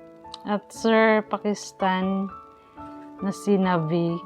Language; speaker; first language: Filipino; native; Filipino